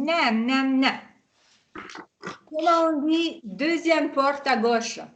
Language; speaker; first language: French; non-native, fluent; Hungarian